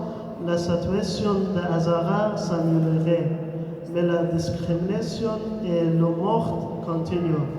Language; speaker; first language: French; non-native, learner; Persian